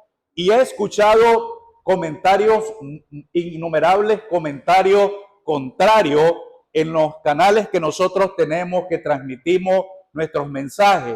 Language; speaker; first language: Spanish; native; Spanish